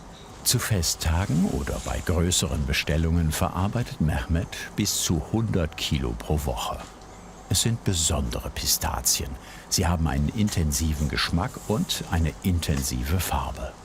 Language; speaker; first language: German; native; German